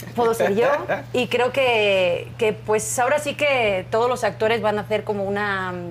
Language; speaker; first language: Spanish; native; Spanish